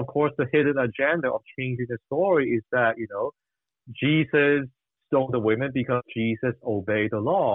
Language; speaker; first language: English; non-native, local second language; Cantonese